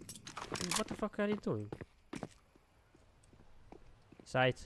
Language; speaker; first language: English; non-native, learner; Hungarian